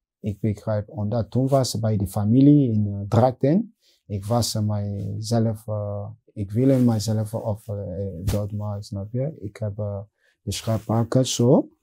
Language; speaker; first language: Dutch; non-native, learner; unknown